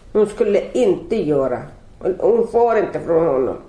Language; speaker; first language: Swedish; non-native, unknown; Arabic